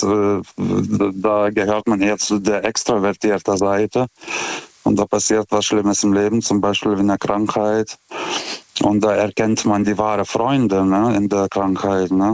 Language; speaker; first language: German; non-native, fluent; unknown